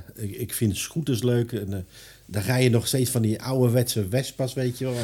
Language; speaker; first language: Dutch; non-native, fluent; Italian